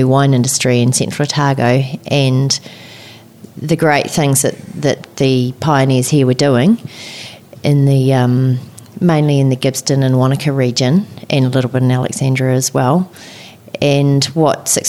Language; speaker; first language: English; native; English